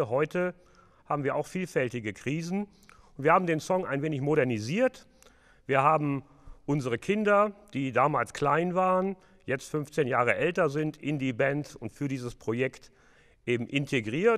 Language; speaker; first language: German; native; German